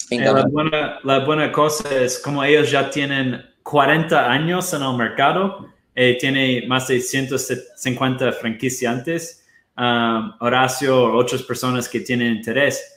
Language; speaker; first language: Spanish; non-native, fluent; Portuguese